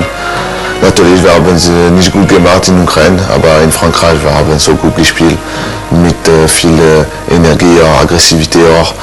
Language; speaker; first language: German; non-native, learner; French